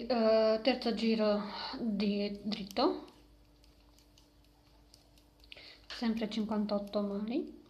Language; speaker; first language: Italian; non-native, learner; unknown